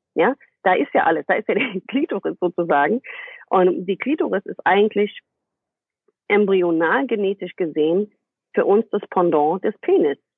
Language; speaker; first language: German; non-native, fluent; English